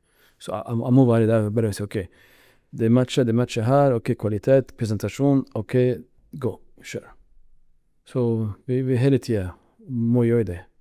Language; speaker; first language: Norwegian; non-native, learner; Arabic